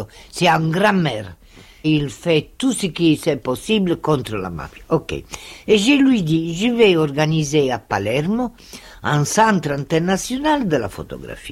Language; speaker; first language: French; non-native, fluent; Italian